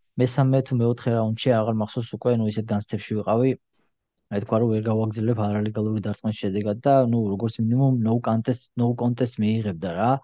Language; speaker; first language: Georgian; native; Georgian